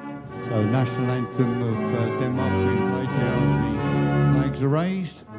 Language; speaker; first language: English; native; English